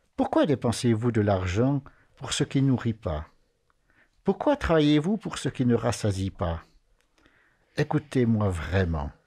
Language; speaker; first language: French; native; French